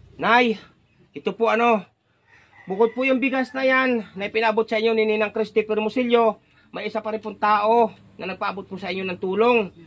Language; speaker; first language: Filipino; native; Filipino